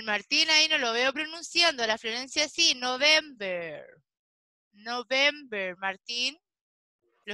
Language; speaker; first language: Spanish; native; Spanish